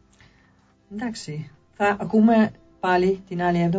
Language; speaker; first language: Greek; non-native, learner; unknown